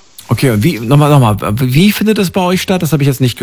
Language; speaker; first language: German; native; German